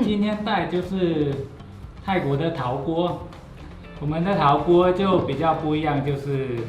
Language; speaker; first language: Chinese; non-native, fluent; Thai